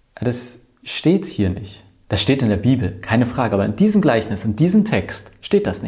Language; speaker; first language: German; native; German